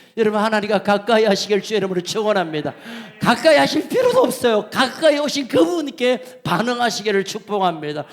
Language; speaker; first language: Korean; native; Korean